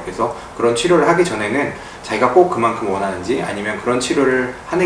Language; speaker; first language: Korean; native; Korean